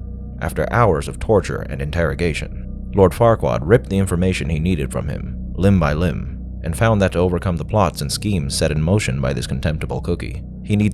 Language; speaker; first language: English; native; English